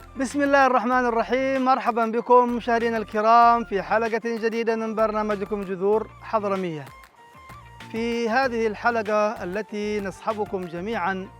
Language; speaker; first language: Arabic; native; Arabic